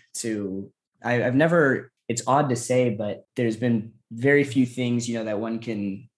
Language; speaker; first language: English; native; English